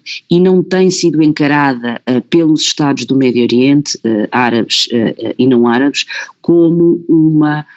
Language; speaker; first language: Portuguese; native; Portuguese